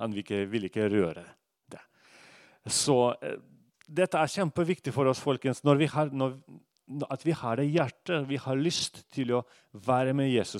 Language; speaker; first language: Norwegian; non-native, fluent; Russian